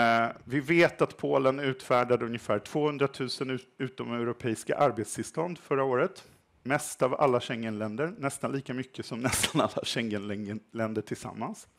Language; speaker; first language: Swedish; native; Swedish